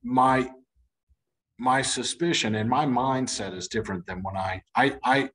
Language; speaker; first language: English; native; English